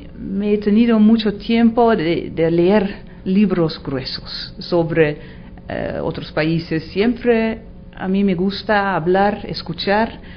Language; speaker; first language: Spanish; non-native, fluent; Dutch